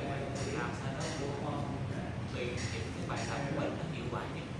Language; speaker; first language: Vietnamese; native; Vietnamese